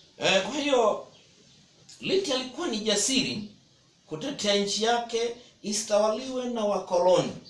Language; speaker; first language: Swahili; non-native, local second language; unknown